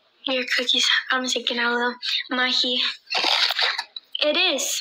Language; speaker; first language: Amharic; non-native, learner; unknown